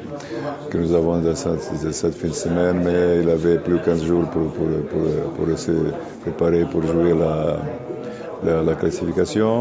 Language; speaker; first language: French; non-native, learner; Catalan